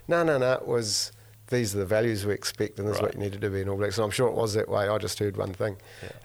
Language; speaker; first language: English; native; English